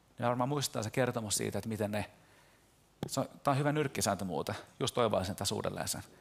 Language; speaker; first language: Finnish; early bilingual, heritage; Finnish